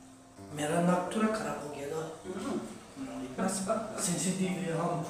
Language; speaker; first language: Hindi; non-native, local second language; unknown